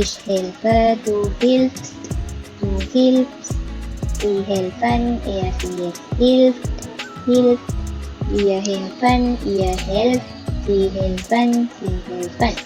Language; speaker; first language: German; non-native, fluent; Sinhala